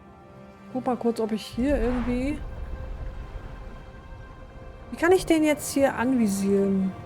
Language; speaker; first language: German; native; German